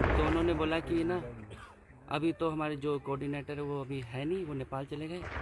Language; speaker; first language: Hindi; non-native, local second language; Nepali